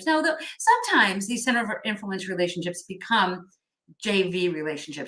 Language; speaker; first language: English; native; English